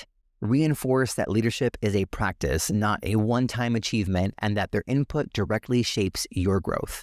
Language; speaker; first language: English; native; English